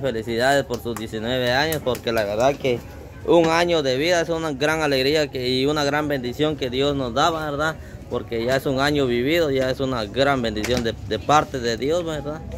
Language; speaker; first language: Spanish; native; Spanish